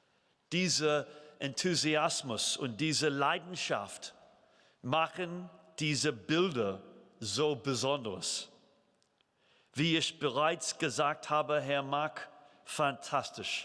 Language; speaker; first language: German; non-native, fluent; English